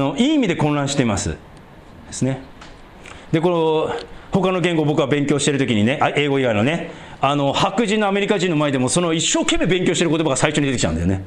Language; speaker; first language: Japanese; native; Japanese